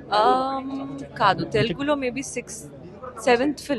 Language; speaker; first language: Telugu; non-native, learner; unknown